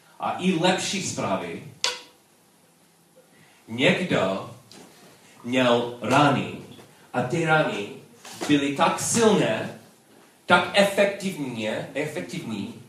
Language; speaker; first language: Czech; non-native, learner; English